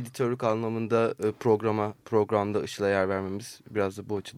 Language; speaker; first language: Turkish; native; Turkish